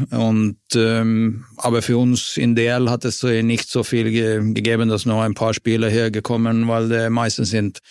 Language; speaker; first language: German; non-native, fluent; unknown